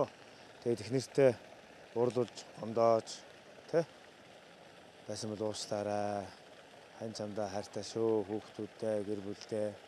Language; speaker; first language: Mongolian; native; Mongolian